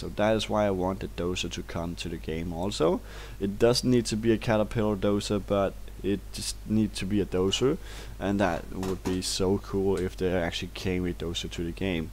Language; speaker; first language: English; non-native, fluent; Danish